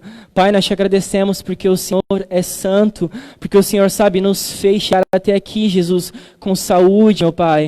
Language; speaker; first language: Portuguese; native; Portuguese